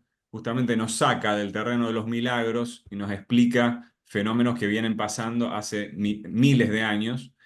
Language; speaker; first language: Spanish; native; Spanish